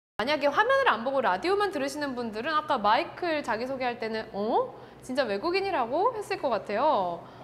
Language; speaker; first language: Korean; native; Korean